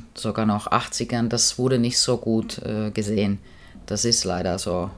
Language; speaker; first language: German; non-native, fluent; Finnish